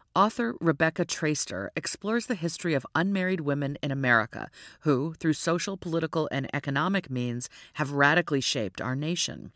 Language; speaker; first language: English; native; English